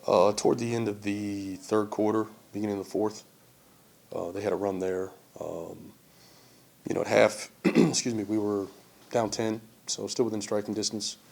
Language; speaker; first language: English; native; English